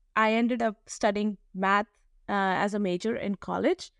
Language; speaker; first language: English; non-native, local second language; Hindi